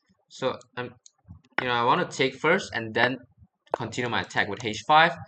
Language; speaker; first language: English; non-native, fluent; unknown